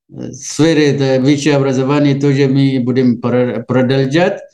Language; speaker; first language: Russian; non-native, learner; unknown